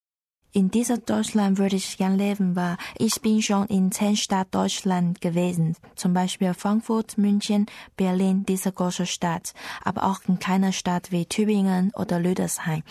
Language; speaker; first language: German; non-native, learner; Chinese